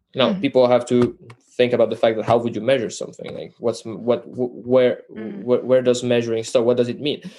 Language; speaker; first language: English; non-native, fluent; Italian